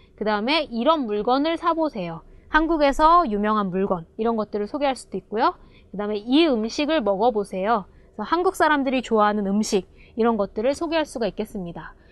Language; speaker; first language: Korean; native; Korean